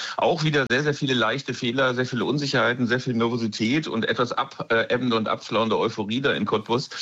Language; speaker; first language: German; native; German